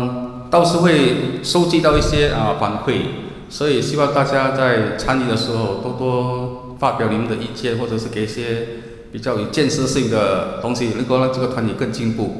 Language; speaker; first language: Chinese; native; Chinese